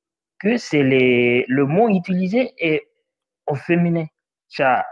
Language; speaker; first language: French; non-native, learner; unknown